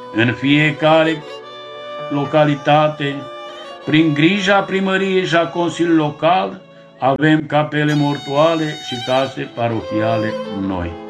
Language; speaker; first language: Romanian; native; Romanian